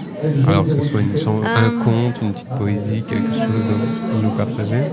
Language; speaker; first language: French; native; French